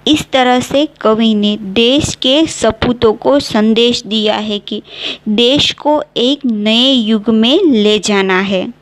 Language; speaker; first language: Hindi; non-native, local second language; Gujarati